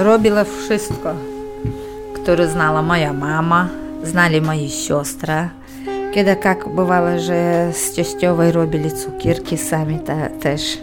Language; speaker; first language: Polish; non-native, learner; Chechen